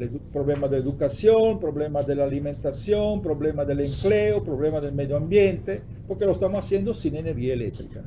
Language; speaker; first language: Spanish; non-native, fluent; Italian